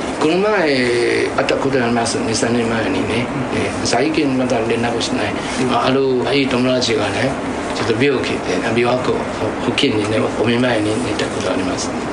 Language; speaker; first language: Japanese; non-native, fluent; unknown